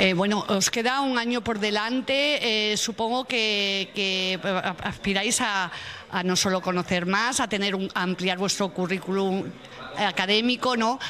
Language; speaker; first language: Spanish; native; Spanish